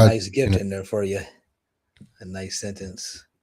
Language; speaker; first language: English; native; English